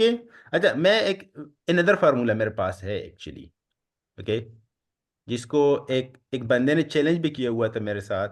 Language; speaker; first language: Hindi; non-native, local second language; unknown